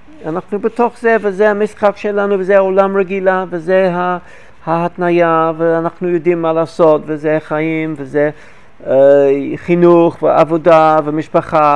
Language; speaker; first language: Hebrew; non-native, fluent; English